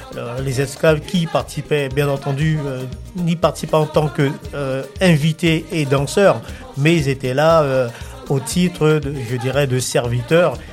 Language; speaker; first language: French; native; French